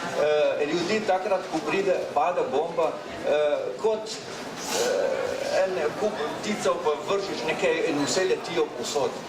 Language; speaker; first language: Slovenian; non-native, local second language; Arabic